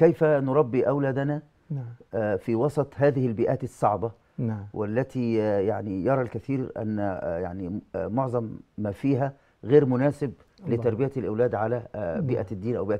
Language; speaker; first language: Arabic; native; Arabic